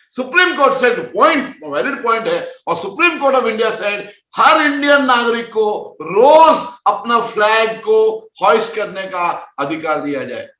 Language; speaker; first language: Hindi; non-native, local second language; Konkani